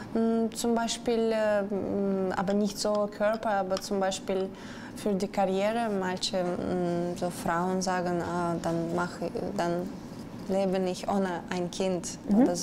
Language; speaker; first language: German; non-native, learner; Russian